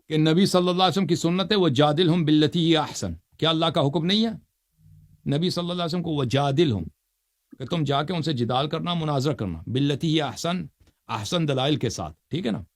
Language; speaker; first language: Urdu; non-native, fluent; Persian